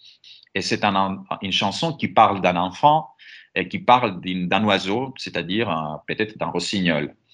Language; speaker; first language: French; non-native, fluent; Greek